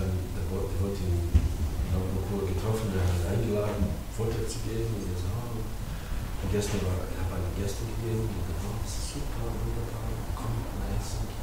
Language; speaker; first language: German; non-native, learner; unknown